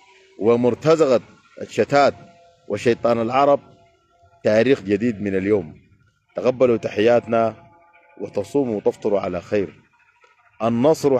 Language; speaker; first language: Arabic; native; Arabic